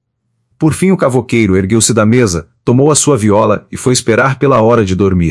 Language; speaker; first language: Portuguese; native; Portuguese